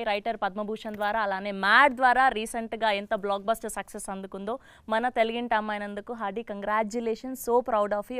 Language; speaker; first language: Telugu; native; Telugu